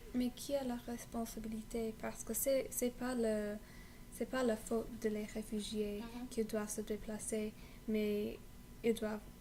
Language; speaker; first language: French; non-native, learner; English